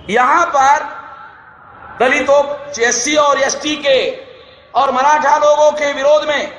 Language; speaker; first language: Hindi; non-native, local second language; Marathi